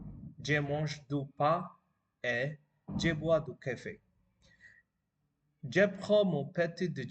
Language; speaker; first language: French; non-native, learner; Bangla